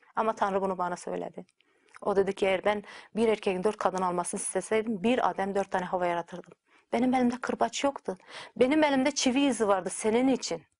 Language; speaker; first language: Turkish; native; Turkish